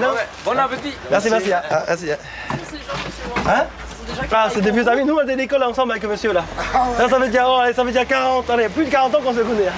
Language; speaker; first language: French; non-native, fluent; Chinese